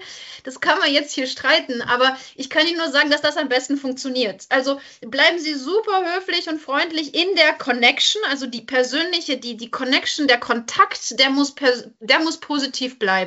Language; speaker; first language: German; native; German